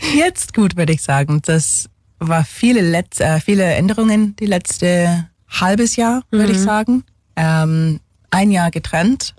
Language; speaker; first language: German; non-native, fluent; English